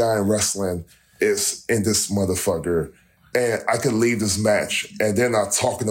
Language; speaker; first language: English; native; English